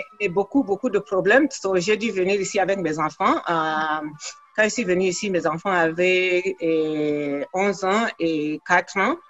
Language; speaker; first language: French; non-native, local second language; Fula